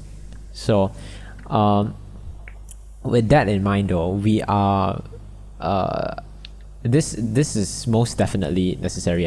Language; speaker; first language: English; non-native, local second language; Chinese